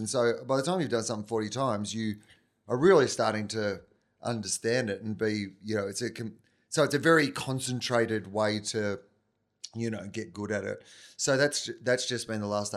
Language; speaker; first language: English; native; English